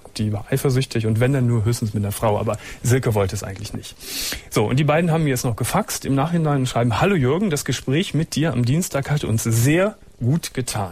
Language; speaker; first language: German; native; German